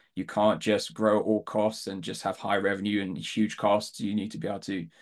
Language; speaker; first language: English; native; English